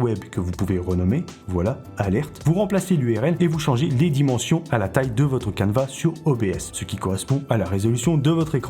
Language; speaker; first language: French; native; French